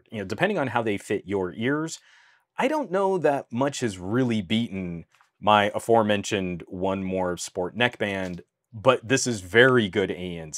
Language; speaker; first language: English; native; English